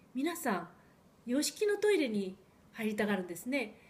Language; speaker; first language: Japanese; early bilingual, heritage; Japanese